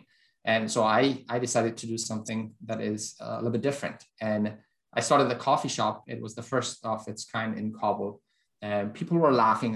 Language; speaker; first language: English; non-native, fluent; Persian